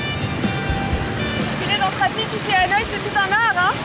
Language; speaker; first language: French; native; French